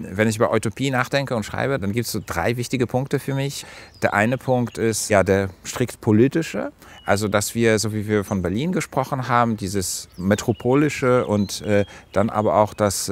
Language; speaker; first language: German; non-native, fluent; Polish